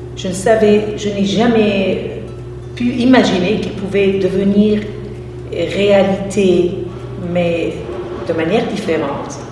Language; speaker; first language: French; non-native, local second language; Arabic